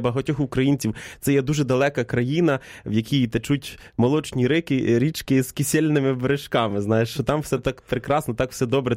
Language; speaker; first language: Ukrainian; native; Ukrainian